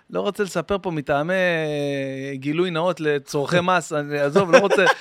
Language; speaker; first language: Hebrew; native; Hebrew